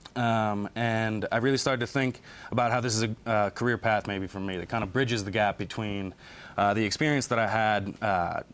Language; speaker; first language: English; native; English